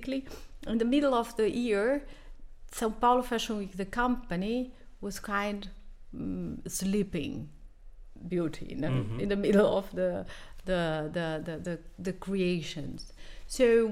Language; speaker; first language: English; non-native, fluent; Portuguese